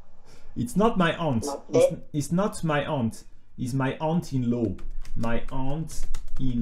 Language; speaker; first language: English; non-native, fluent; French